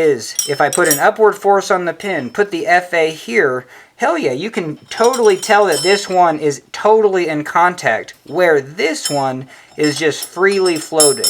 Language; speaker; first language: English; native; English